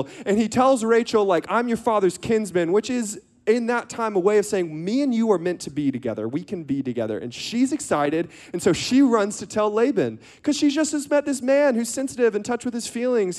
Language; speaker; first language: English; native; English